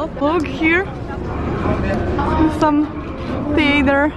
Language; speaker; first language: English; non-native, learner; Czech